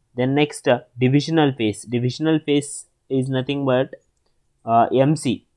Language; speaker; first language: English; non-native, local second language; Telugu